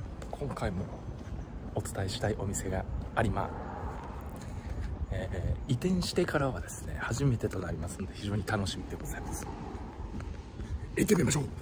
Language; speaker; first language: Japanese; native; Japanese